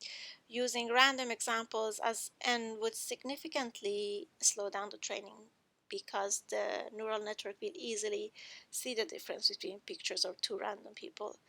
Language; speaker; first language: English; non-native, fluent; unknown